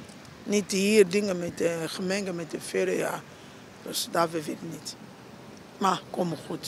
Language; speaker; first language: Dutch; non-native, learner; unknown